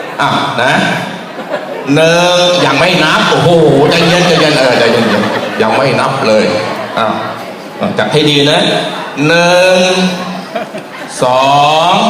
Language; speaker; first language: Thai; native; Thai